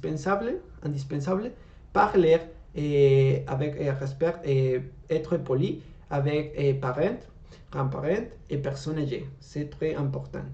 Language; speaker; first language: French; non-native, learner; Spanish